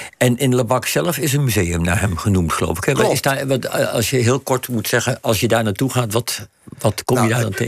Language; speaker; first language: Dutch; native; Dutch